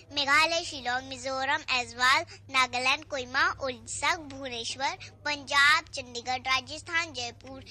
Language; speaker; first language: Hindi; native; Hindi